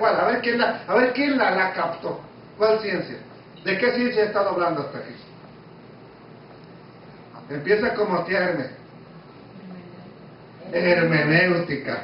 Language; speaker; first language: Spanish; native; Spanish